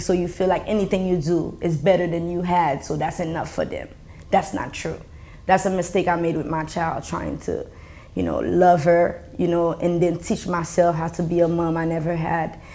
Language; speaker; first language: English; non-native, fluent; Haitian Creole